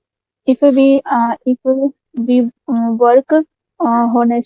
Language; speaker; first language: English; non-native, learner; Hindi